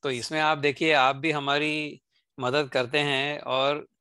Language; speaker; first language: Hindi; non-native, local second language; Marathi